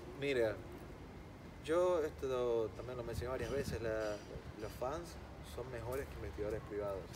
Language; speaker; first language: Spanish; early bilingual, other home language; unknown